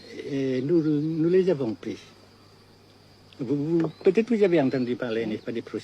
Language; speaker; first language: French; non-native, fluent; Vietnamese